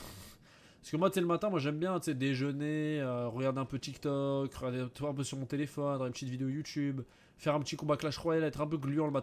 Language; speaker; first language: French; native; French